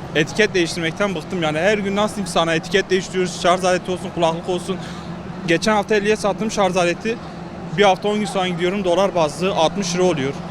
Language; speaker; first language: Turkish; native; Turkish